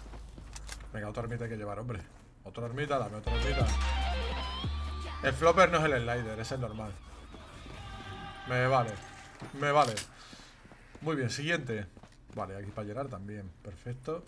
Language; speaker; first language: Spanish; native; Spanish